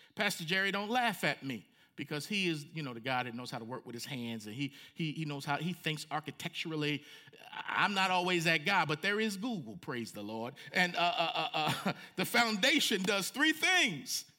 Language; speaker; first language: English; native; English